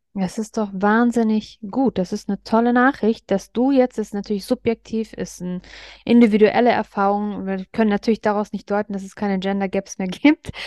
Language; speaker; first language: German; native; German